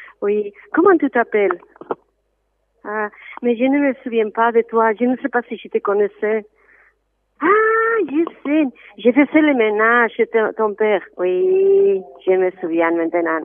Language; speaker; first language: French; non-native, fluent; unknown